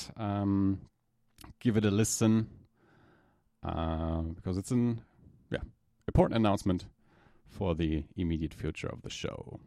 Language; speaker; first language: English; non-native, fluent; German